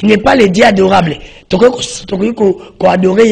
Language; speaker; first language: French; non-native, local second language; Lingala